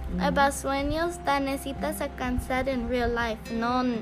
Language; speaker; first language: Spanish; early bilingual, heritage; English